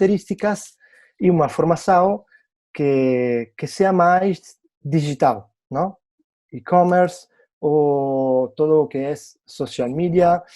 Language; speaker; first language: Portuguese; non-native, fluent; Italian